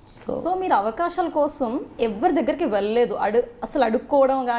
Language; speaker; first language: Telugu; native; Telugu